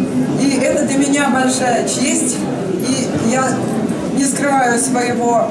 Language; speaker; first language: Russian; native; Russian